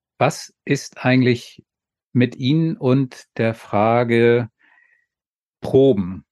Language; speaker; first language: German; native; German